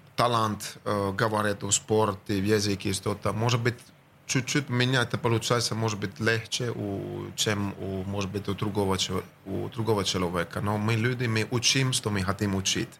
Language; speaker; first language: Russian; non-native, fluent; Finnish